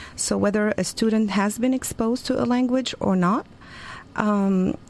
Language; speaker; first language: English; non-native, fluent; Arabic